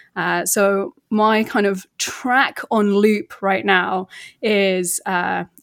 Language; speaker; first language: English; native; English